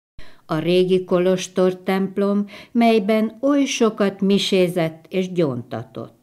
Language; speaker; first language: Hungarian; native; Hungarian